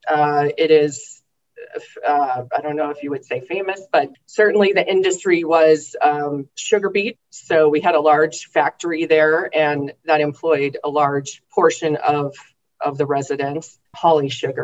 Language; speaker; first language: English; native; English